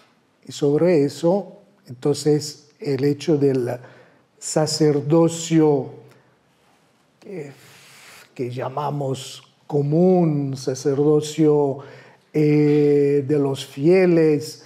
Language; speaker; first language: Spanish; non-native, fluent; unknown